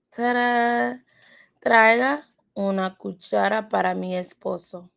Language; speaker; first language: Spanish; non-native, learner; English